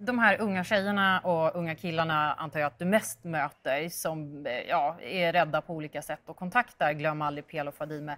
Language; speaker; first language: Swedish; native; Swedish